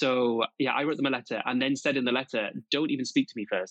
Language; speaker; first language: English; native; English